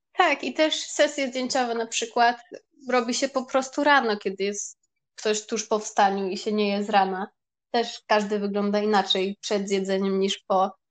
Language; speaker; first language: Polish; early bilingual, heritage; Polish